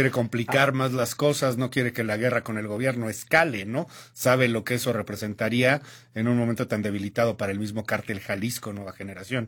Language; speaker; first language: Spanish; native; Spanish